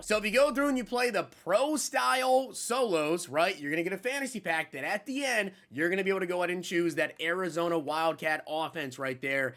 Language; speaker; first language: English; native; English